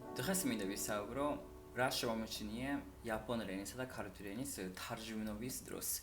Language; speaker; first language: Georgian; non-native, fluent; Japanese